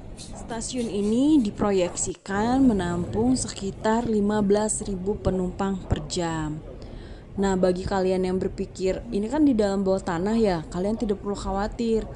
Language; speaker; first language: Indonesian; native; Indonesian